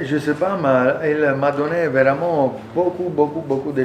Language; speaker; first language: French; non-native, learner; Italian